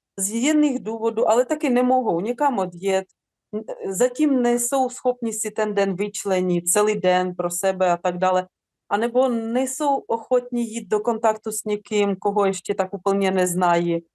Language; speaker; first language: Czech; non-native, fluent; Ukrainian